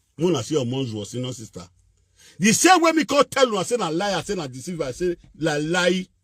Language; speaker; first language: Nigerian Pidgin; native; Nigerian Pidgin